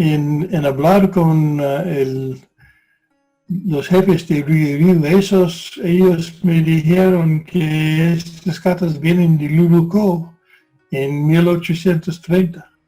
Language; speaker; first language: Spanish; non-native, fluent; English